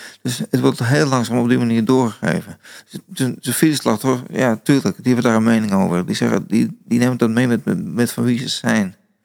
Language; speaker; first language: Dutch; native; Dutch